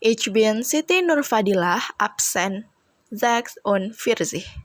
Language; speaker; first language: German; non-native, learner; Indonesian